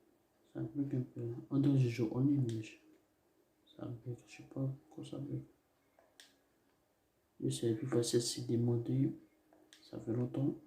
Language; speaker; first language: French; non-native, learner; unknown